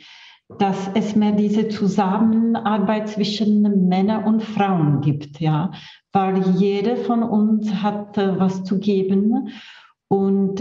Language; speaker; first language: German; non-native, fluent; Czech